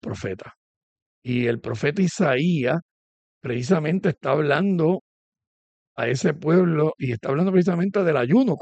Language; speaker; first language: Spanish; native; Spanish